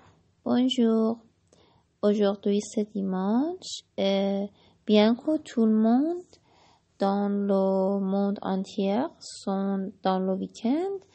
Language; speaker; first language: French; non-native, learner; Persian